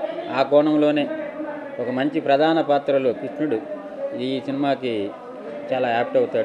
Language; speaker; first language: Telugu; native; Telugu